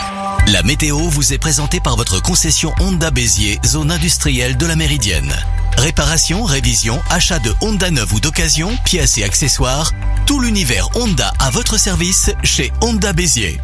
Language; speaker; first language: French; native; French